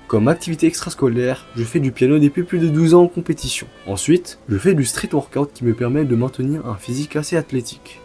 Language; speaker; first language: French; early bilingual, other home language; Chinese